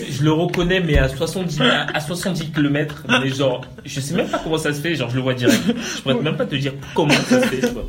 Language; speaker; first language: French; early bilingual, other home language; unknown